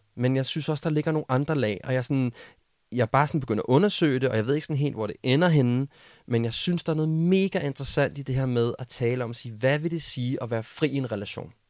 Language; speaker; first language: Danish; native; Danish